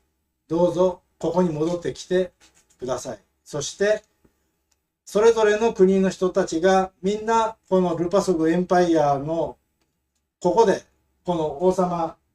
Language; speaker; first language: Japanese; non-native, fluent; Filipino